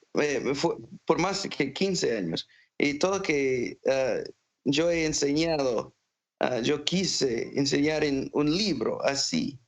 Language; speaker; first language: Spanish; non-native, fluent; English